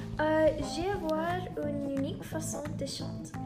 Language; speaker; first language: French; non-native, learner; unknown